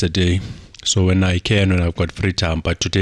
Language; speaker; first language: English; non-native, local second language; Xhosa